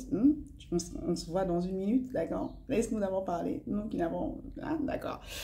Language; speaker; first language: French; non-native, local second language; Lingala